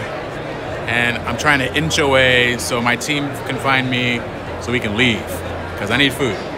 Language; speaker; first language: English; early bilingual, other home language; Spanish